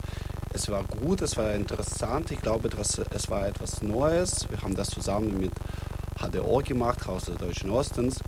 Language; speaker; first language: German; non-native, fluent; Russian